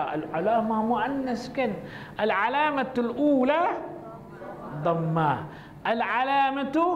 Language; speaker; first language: Arabic; non-native, fluent; Malay